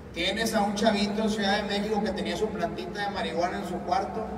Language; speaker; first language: Spanish; native; Spanish